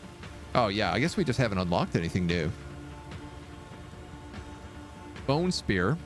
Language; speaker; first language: English; native; English